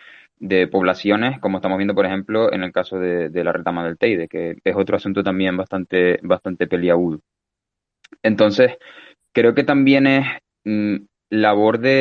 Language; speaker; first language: Spanish; native; Spanish